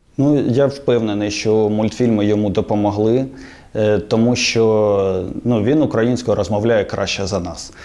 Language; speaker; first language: Ukrainian; non-native, local second language; Russian